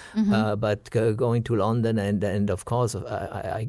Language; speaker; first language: English; non-native, fluent; German